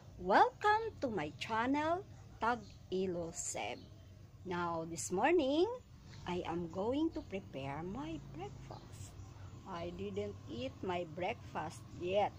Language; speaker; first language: English; non-native, local second language; Filipino